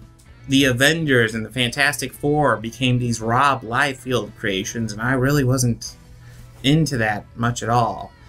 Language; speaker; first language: English; native; English